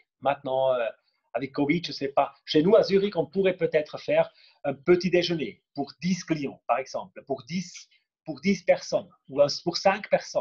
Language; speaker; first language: French; non-native, fluent; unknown